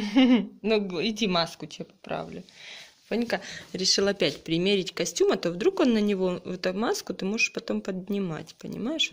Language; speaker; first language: Russian; native; Russian